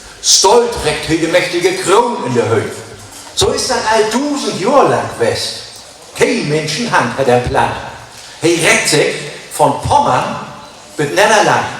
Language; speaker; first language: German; native; German